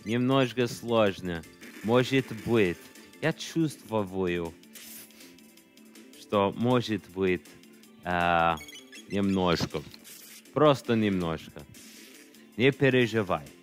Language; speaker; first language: Russian; non-native, learner; English